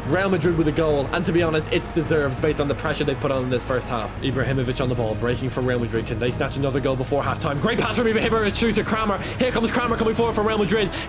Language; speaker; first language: English; native; English